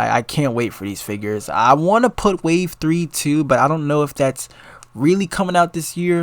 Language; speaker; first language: English; native; English